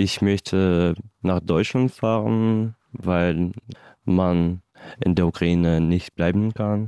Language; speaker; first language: German; non-native, learner; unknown